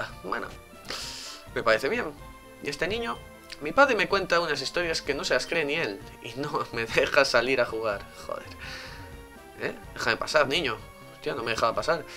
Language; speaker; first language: Spanish; native; Spanish